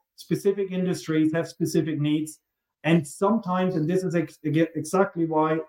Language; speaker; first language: English; non-native, fluent; German